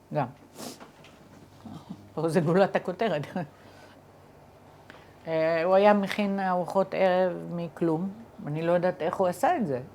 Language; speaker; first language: Hebrew; early bilingual, other home language; Arabic